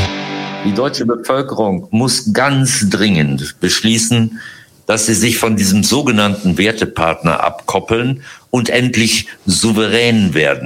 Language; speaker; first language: German; native; German